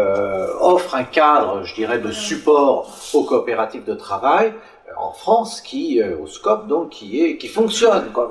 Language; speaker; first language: French; native; French